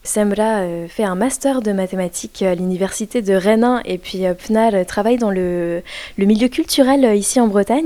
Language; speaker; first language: French; native; French